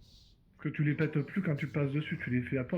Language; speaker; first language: French; native; French